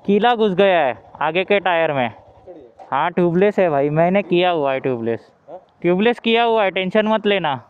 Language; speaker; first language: Hindi; non-native, local second language; Marathi